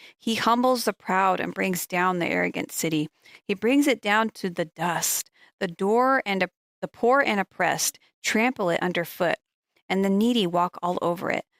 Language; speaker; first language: English; native; English